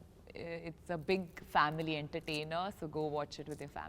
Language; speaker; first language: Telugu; non-native, learner; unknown